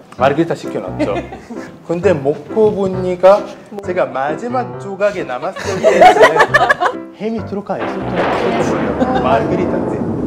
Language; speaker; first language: Korean; non-native, fluent; Arabic